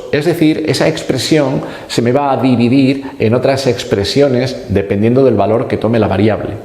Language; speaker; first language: Spanish; native; Spanish